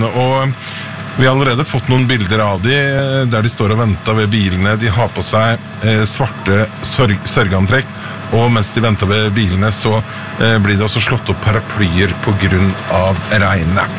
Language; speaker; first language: Norwegian; native; Norwegian